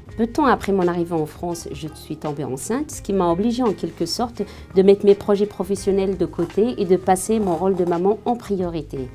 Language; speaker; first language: French; non-native, local second language; Arabic